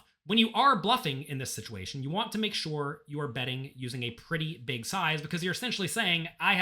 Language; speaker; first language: English; native; English